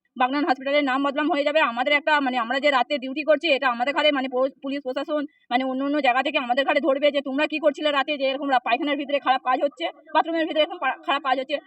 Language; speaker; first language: Bangla; non-native, local second language; Hindi